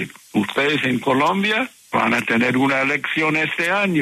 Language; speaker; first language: Spanish; non-native, fluent; English